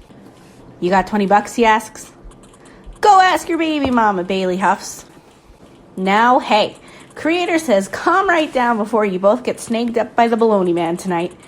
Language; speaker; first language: English; native; English